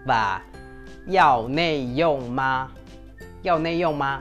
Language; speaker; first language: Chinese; non-native, learner; Vietnamese